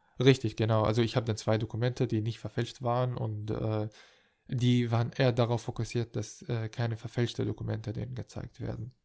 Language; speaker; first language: German; non-native, fluent; Arabic